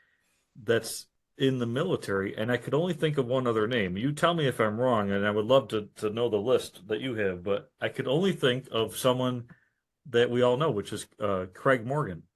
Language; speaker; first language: English; native; English